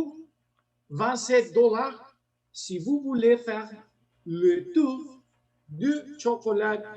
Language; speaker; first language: French; non-native, learner; Spanish